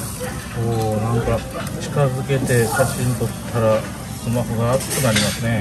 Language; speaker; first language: Japanese; native; Japanese